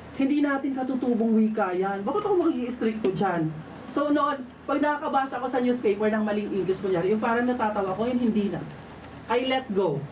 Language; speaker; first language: Filipino; non-native, local second language; Waray